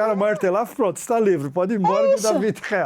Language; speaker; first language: Portuguese; native; Portuguese